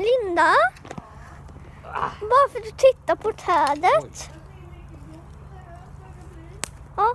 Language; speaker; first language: Swedish; non-native, learner; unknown